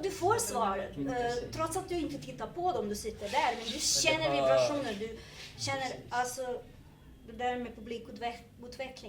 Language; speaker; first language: Swedish; non-native, fluent; Serbian